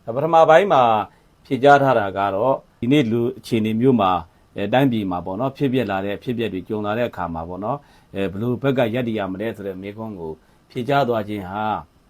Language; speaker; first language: Burmese; native; Burmese